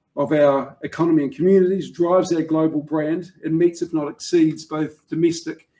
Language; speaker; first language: English; native; English